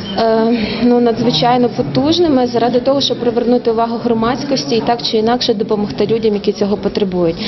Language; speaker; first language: Ukrainian; native; Ukrainian